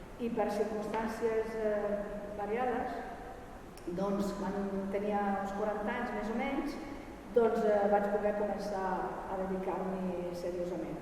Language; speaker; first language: Catalan; non-native, fluent; Italian